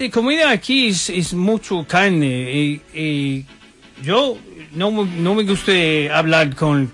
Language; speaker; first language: Spanish; non-native, learner; English